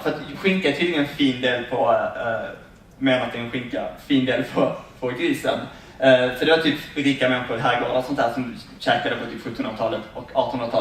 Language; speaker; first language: Swedish; native; Swedish